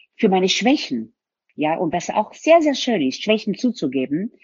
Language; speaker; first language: German; non-native, fluent; Hebrew